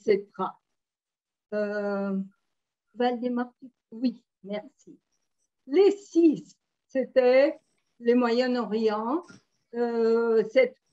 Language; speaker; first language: French; non-native, fluent; Portuguese